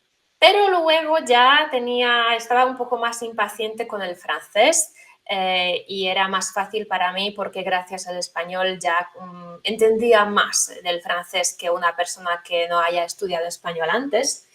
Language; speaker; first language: Spanish; non-native, fluent; Polish